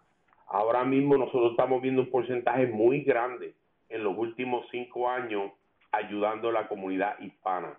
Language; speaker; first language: Spanish; early bilingual, heritage; Spanish